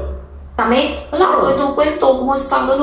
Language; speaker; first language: Filipino; non-native, learner; Chinese